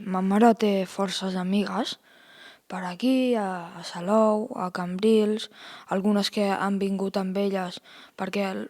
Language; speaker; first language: Catalan; early bilingual, heritage; Russian